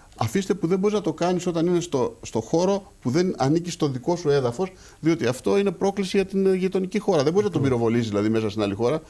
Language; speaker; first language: Greek; native; Greek